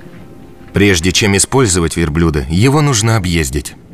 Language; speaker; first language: Russian; native; Russian